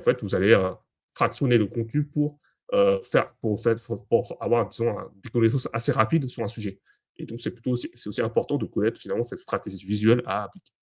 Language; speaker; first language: French; native; French